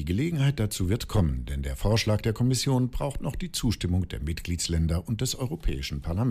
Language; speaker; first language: German; native; German